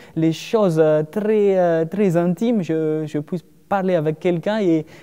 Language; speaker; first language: French; non-native, local second language; Malagasy